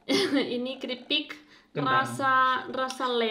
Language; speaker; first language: Indonesian; non-native, fluent; Spanish